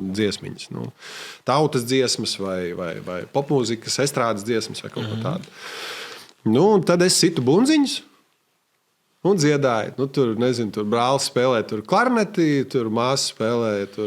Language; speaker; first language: Latvian; native; Latvian